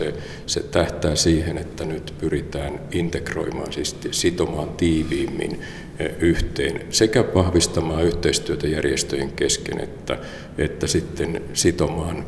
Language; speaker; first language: Finnish; native; Finnish